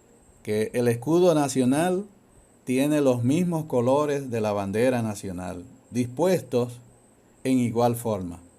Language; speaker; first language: Spanish; native; Spanish